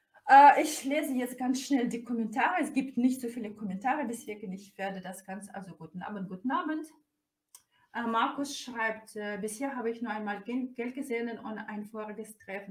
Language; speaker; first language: German; non-native, fluent; Russian